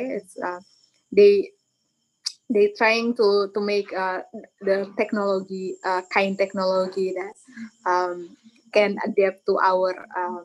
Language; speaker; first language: English; non-native, learner; Indonesian